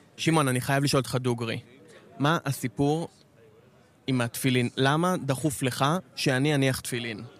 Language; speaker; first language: Hebrew; native; Hebrew